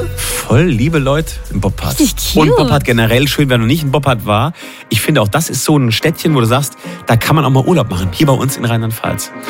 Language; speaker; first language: German; native; German